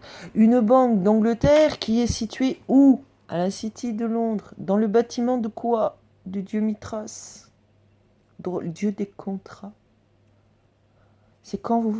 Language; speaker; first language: French; native; French